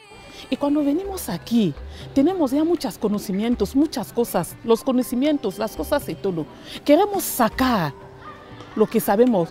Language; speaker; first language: Spanish; non-native, fluent; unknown